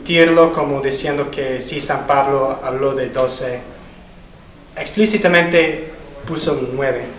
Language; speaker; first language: Spanish; non-native, fluent; English